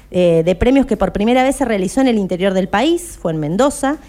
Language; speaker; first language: Spanish; native; Spanish